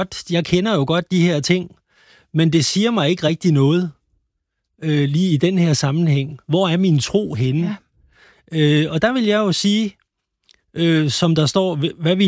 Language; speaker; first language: Danish; native; Danish